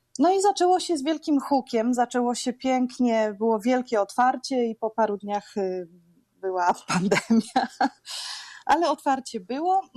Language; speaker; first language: Polish; native; Polish